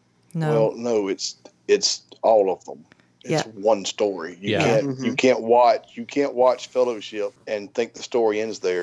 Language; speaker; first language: English; native; English